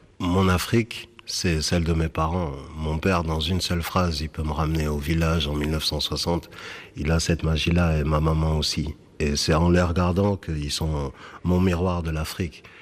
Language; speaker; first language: French; early bilingual, other home language; Fula